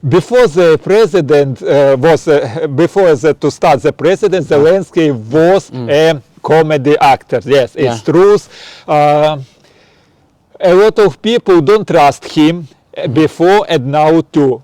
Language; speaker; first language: English; non-native, learner; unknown